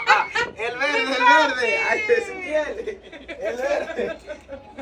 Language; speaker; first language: Spanish; native; Spanish